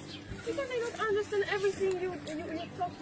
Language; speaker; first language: English; non-native, learner; French